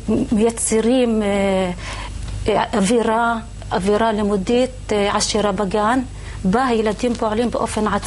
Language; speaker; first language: Hebrew; non-native, local second language; Arabic